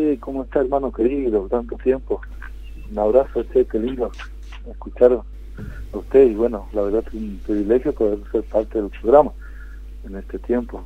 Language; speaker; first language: Spanish; non-native, local second language; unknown